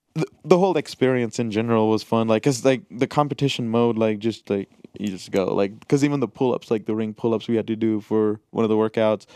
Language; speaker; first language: English; non-native, local second language; Gujarati